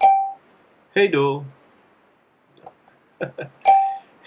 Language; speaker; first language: Swedish; non-native, learner; English